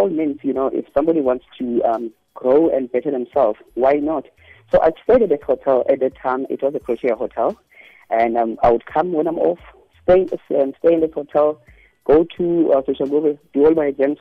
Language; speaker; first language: English; non-native, local second language; Zulu